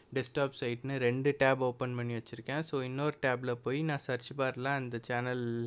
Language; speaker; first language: Tamil; non-native, local second language; Telugu